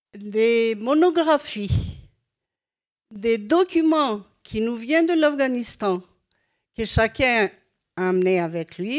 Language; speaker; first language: French; non-native, fluent; Greek